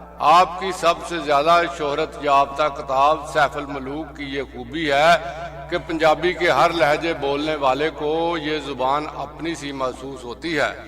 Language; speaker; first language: Urdu; non-native, local second language; Punjabi